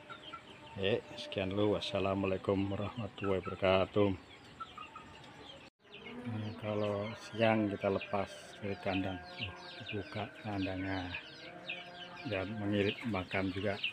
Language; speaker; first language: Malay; non-native, local second language; Javanese